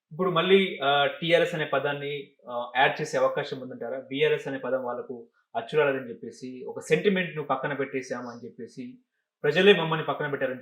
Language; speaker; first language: Telugu; native; Telugu